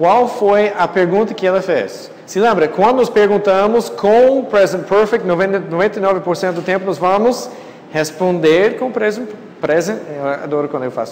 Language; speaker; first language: Portuguese; non-native, fluent; English